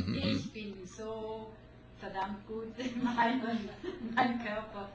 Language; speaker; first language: German; non-native, fluent; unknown